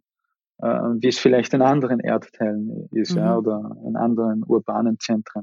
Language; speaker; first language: German; native; German